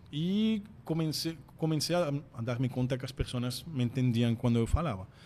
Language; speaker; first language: Portuguese; non-native, fluent; French